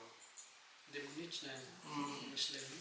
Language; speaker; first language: Polish; non-native, learner; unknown